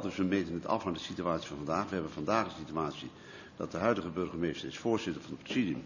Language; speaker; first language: Dutch; native; Dutch